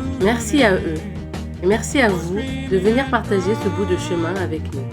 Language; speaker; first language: French; native; French